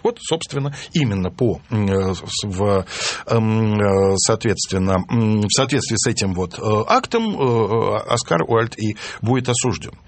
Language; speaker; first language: Russian; native; Russian